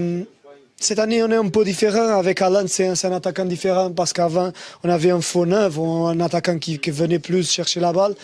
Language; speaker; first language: French; non-native, fluent; Portuguese